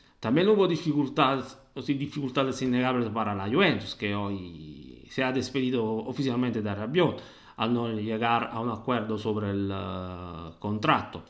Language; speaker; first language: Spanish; non-native, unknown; Italian